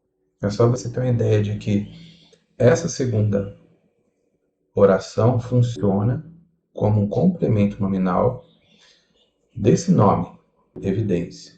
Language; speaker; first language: Portuguese; native; Portuguese